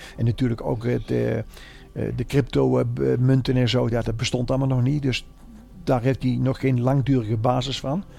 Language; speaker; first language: Dutch; native; Dutch